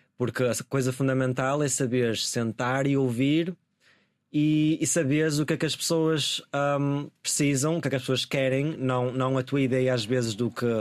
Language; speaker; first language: Portuguese; native; Portuguese